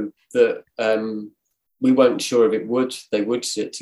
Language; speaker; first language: English; native; English